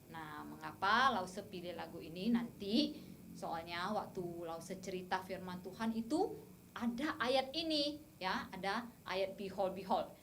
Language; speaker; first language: Indonesian; native; Indonesian